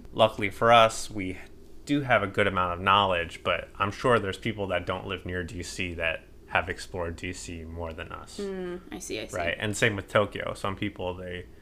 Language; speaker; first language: English; native; English